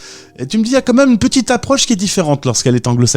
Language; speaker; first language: French; native; French